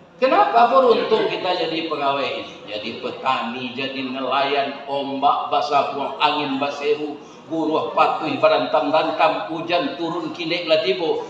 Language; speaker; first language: Malay; non-native, local second language; Minangkabau